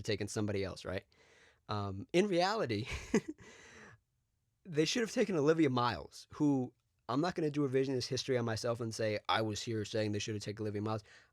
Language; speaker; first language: English; native; English